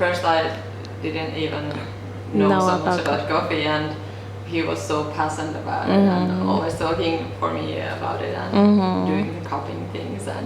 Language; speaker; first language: English; non-native, fluent; Finnish